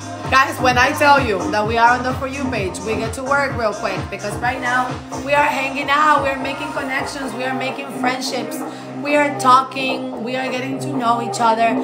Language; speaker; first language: English; non-native, fluent; Spanish